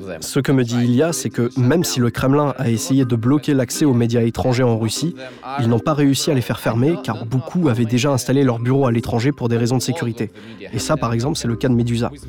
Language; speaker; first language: French; native; French